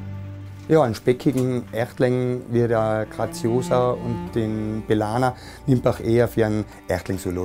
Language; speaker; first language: German; native; German